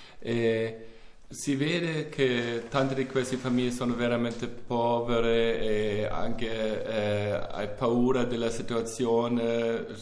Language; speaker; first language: Italian; non-native, learner; German